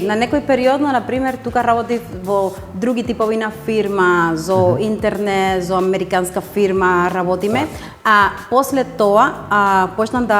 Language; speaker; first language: Macedonian; non-native, learner; Spanish